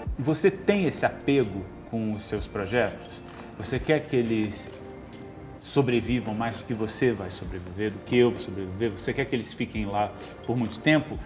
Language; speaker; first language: Portuguese; native; Portuguese